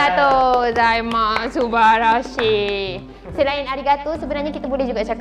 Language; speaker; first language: Malay; native; Malay